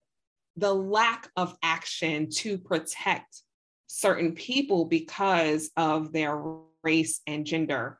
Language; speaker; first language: English; native; English